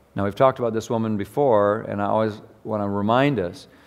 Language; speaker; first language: English; native; English